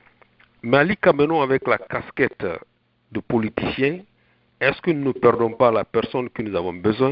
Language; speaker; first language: French; non-native, local second language; Susu